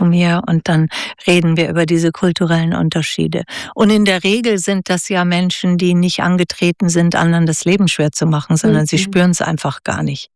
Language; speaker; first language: German; native; German